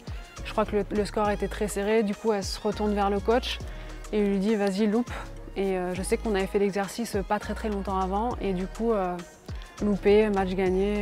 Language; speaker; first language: French; native; French